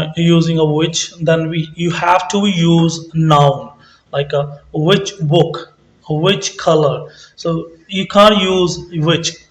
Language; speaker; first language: English; non-native, local second language; Punjabi